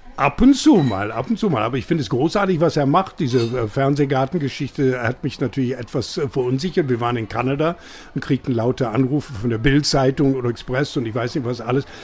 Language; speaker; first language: German; non-native, fluent; English